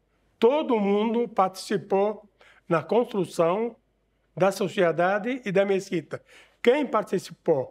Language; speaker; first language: Portuguese; non-native, fluent; Arabic